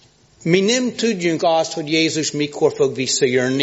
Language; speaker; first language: Hungarian; non-native, fluent; English